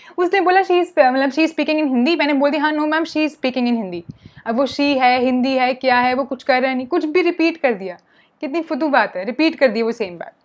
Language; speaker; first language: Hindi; non-native, local second language; Punjabi